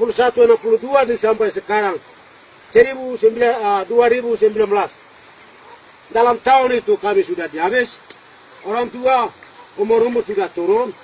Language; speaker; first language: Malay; non-native, local second language; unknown